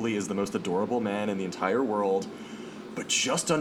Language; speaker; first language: English; native; English